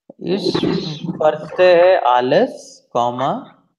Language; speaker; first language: German; non-native, learner; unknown